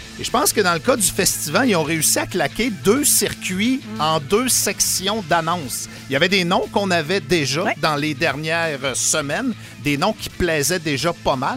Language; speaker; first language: French; native; French